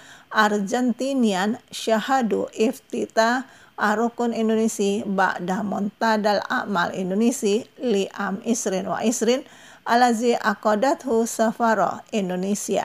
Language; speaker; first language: Arabic; non-native, fluent; Indonesian